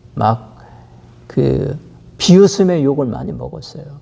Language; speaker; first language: Korean; native; Korean